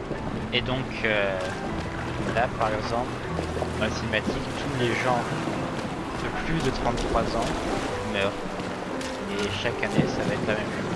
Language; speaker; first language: French; native; French